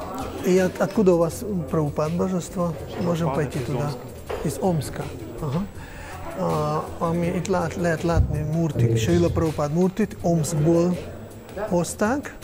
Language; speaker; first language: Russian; non-native, learner; Hungarian